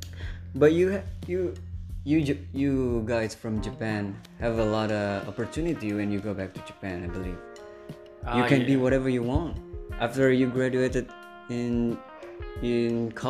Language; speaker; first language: English; non-native, fluent; Indonesian